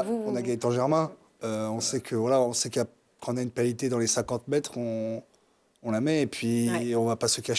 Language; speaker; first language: French; native; French